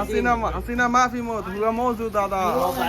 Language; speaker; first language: Arabic; non-native, learner; Bangla